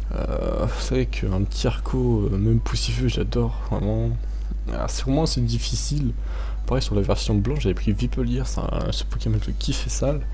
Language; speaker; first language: French; native; French